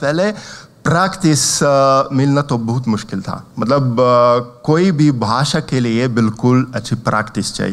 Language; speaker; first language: Hindi; non-native, fluent; Russian